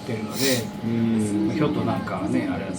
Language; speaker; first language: Japanese; native; Japanese